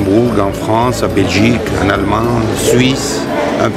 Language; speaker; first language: French; non-native, fluent; Georgian